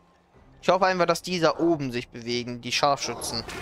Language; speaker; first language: German; native; German